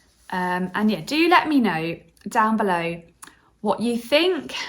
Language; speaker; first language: English; native; English